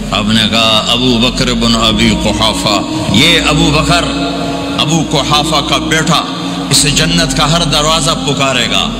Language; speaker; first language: Urdu; non-native, local second language; Punjabi